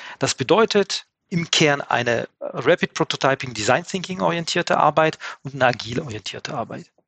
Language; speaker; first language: German; non-native, fluent; French